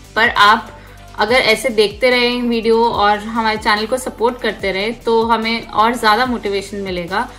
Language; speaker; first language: Hindi; native; Hindi